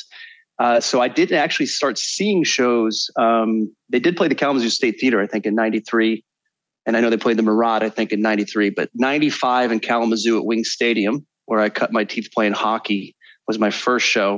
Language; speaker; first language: English; native; English